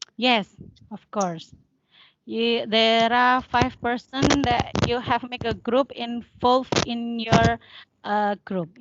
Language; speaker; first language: English; non-native, learner; Indonesian